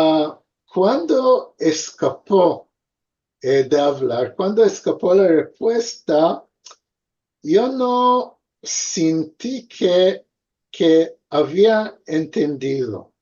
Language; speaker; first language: Spanish; early bilingual, heritage; Ladino